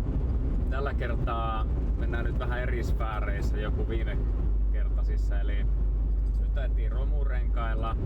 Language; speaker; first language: Finnish; native; Finnish